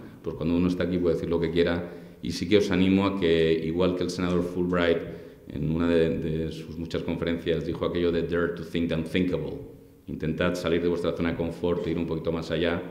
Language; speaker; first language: Spanish; native; Spanish